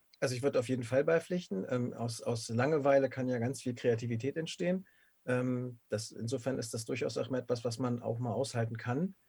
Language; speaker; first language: German; native; German